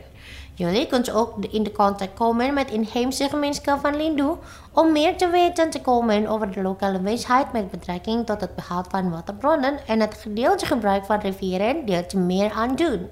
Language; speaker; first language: Dutch; non-native, fluent; Indonesian